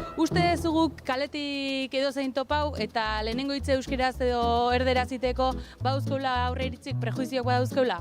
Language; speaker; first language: Basque; native; Basque